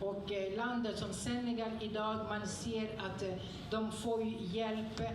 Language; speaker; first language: Swedish; non-native, fluent; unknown